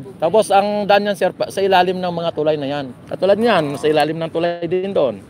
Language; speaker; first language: Filipino; non-native, local second language; Cebuano